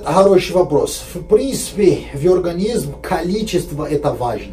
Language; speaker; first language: Russian; non-native, fluent; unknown